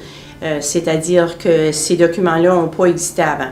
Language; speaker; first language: French; native; French